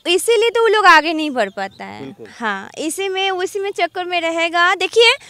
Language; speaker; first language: Hindi; non-native, local second language; Bangla